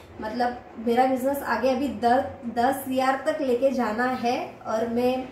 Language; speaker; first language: Hindi; non-native, local second language; Marathi